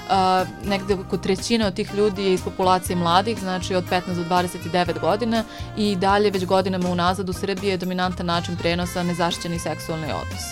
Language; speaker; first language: Serbian; native; Serbian